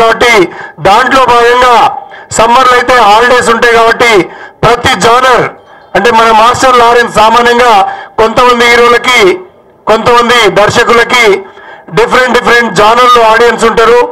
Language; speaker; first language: Telugu; native; Telugu